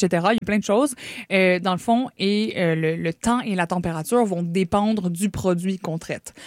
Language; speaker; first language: French; native; French